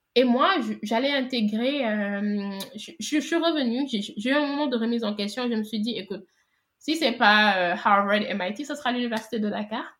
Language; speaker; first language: French; non-native, local second language; Wolof